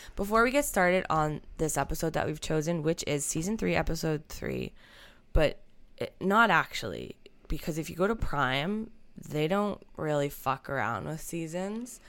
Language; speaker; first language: English; native; English